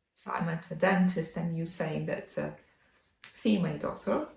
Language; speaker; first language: English; non-native, fluent; Polish